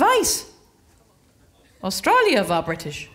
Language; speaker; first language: German; non-native, fluent; English